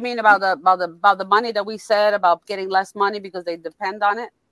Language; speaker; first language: English; early bilingual, other home language; Spanish